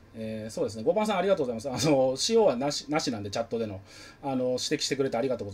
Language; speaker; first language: Japanese; native; Japanese